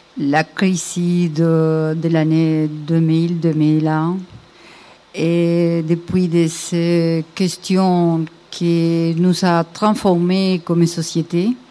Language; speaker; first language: French; non-native, learner; Spanish